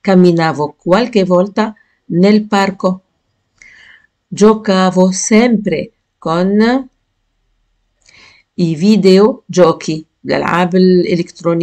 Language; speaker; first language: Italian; non-native, fluent; Arabic